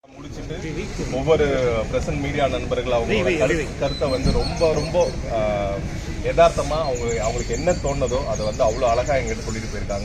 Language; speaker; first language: Tamil; native; Tamil